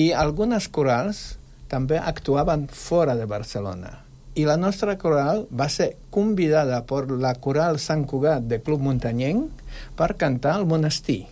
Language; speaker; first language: Catalan; non-native, fluent; Polish